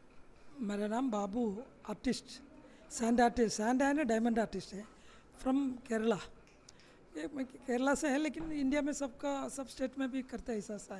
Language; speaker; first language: Hindi; non-native, learner; Malayalam